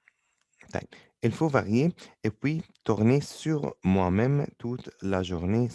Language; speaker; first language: French; non-native, fluent; Arabic